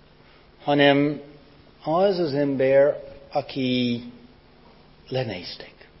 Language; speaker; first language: Hungarian; non-native, fluent; English